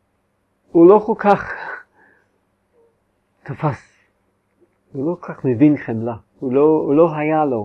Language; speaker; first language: Hebrew; non-native, fluent; English